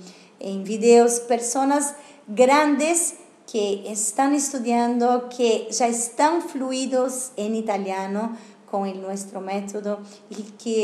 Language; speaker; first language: Spanish; non-native, fluent; Portuguese